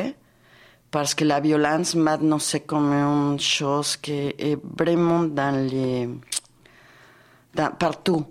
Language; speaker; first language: French; non-native, fluent; Spanish